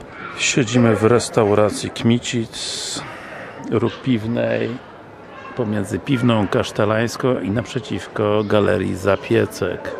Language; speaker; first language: Polish; native; Polish